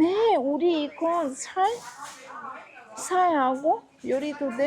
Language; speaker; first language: Korean; non-native, learner; Vietnamese